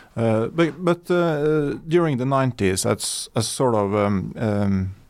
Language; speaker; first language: English; non-native, fluent; Norwegian